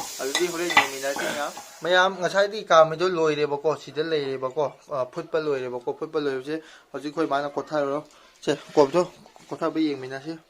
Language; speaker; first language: Manipuri; non-native, local second language; Rongmei Naga